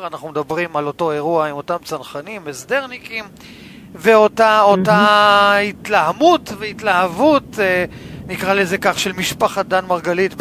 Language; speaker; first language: Hebrew; native; Hebrew